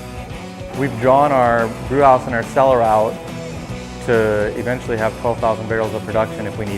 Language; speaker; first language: English; native; English